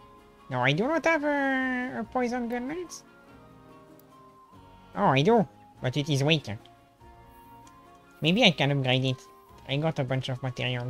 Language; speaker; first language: English; non-native, fluent; French